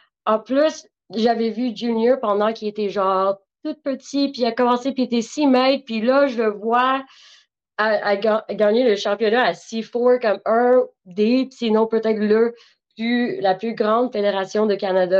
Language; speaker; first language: French; native; French